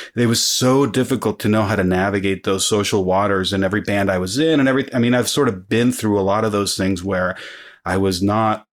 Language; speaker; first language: English; early bilingual, other home language; Spanish